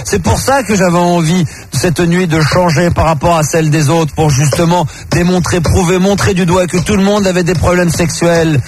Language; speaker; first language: French; native; French